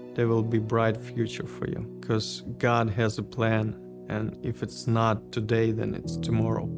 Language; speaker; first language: English; non-native, learner; Ukrainian